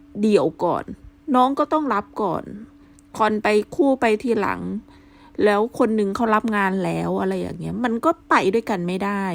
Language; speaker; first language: Thai; native; Thai